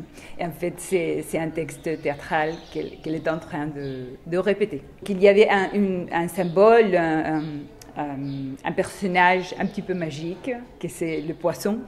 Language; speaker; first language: French; non-native, fluent; Spanish